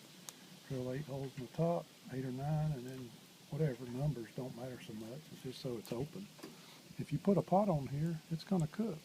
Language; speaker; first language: English; native; English